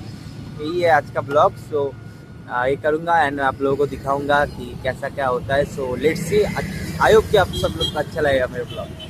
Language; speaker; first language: Hindi; non-native, local second language; Bangla